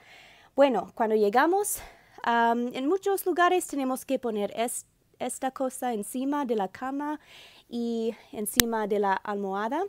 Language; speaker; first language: Spanish; non-native, fluent; English